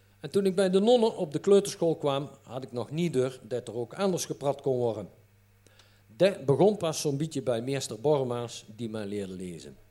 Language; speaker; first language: Dutch; native; Dutch